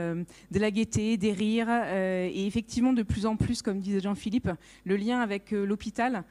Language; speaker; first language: French; native; French